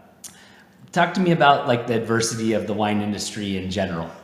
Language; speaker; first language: English; native; English